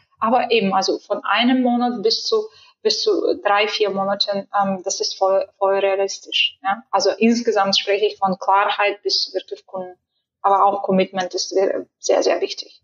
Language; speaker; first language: German; non-native, fluent; Bulgarian